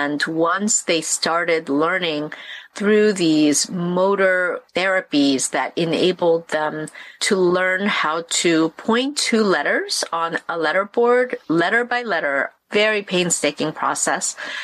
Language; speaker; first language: English; early bilingual, other home language; Korean